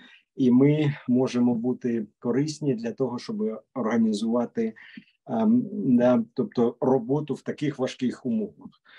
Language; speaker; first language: Ukrainian; native; Ukrainian